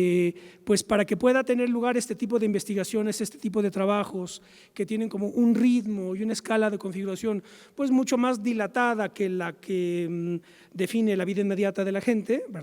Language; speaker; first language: Spanish; native; Spanish